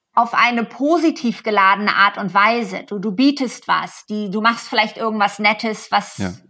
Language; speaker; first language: German; native; German